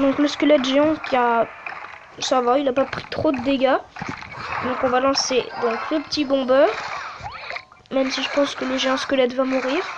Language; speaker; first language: French; native; French